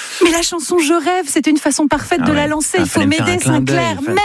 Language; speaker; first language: French; native; French